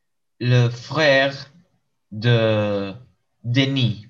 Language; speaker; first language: French; non-native, learner; English